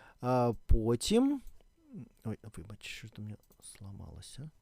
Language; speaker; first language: Ukrainian; non-native, learner; Russian